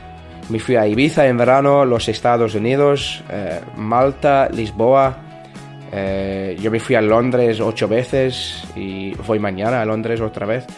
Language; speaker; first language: Spanish; non-native, learner; English